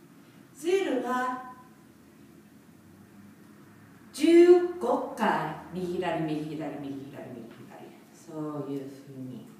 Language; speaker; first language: Japanese; non-native, learner; English